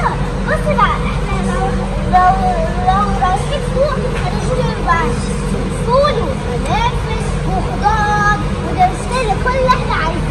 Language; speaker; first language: Arabic; native; Arabic